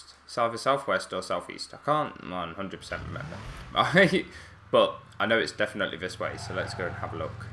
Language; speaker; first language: English; native; English